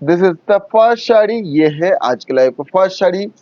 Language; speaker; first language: Hindi; non-native, local second language; Bangla